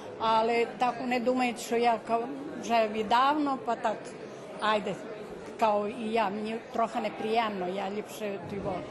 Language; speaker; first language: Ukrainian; early bilingual, heritage; Ukrainian